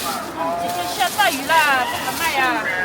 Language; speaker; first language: Chinese; non-native, local second language; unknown